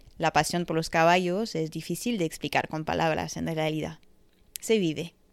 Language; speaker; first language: Spanish; non-native, fluent; French